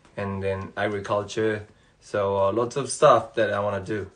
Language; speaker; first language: English; non-native, fluent; Japanese